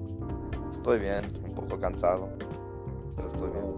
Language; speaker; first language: Spanish; early bilingual, heritage; Spanish